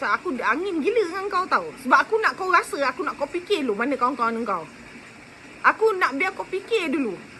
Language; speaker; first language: Malay; native; Malay